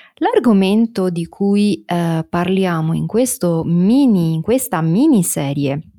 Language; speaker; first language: Italian; native; Italian